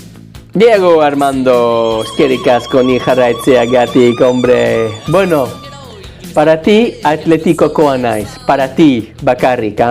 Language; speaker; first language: Basque; non-native, learner; English